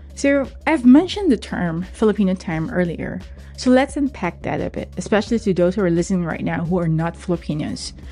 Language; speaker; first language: English; non-native, local second language; Filipino